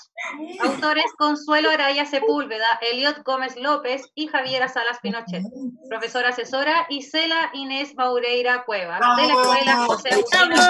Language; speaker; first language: Spanish; native; Spanish